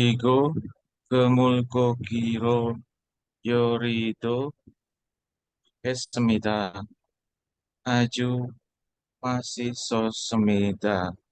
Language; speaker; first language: Korean; non-native, learner; Indonesian